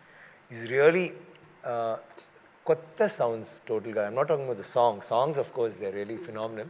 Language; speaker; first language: Telugu; non-native, local second language; Tamil